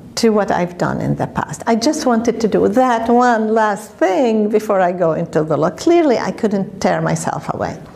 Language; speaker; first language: English; non-native, fluent; Arabic